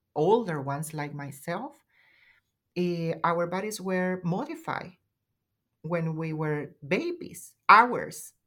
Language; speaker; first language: English; non-native, fluent; Spanish